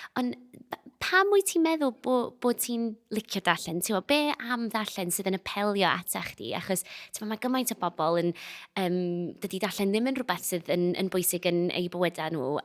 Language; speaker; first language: Welsh; non-native, local second language; English